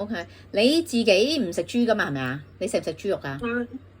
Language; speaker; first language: Cantonese; native; Cantonese